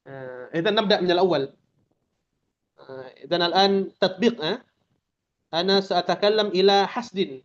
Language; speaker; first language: Arabic; non-native, fluent; Indonesian